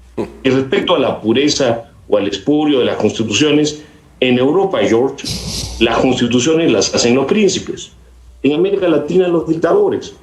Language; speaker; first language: Spanish; native; Spanish